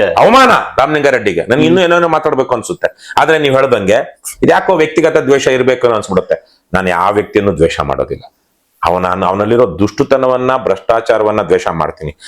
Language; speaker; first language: Kannada; native; Kannada